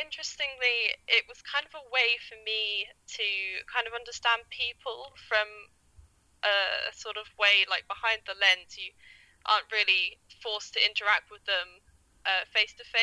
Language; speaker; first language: English; native; English